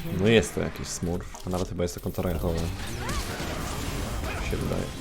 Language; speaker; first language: Polish; native; Polish